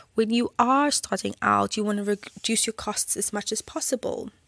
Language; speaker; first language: English; native; English